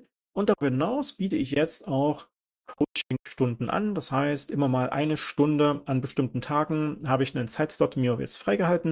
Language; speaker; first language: German; native; German